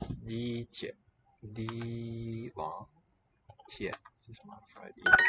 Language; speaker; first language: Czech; non-native, learner; English